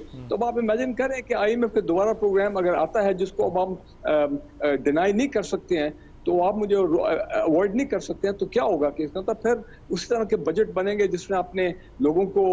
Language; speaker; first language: Urdu; native; Urdu